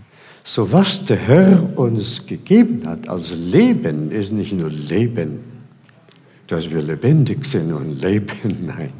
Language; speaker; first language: German; non-native, fluent; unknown